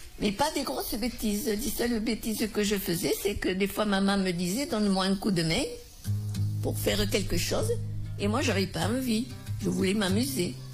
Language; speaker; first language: French; early bilingual, other home language; Spanish